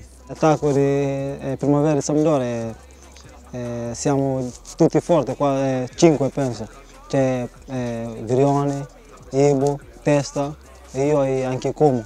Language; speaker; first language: Italian; non-native, learner; Portuguese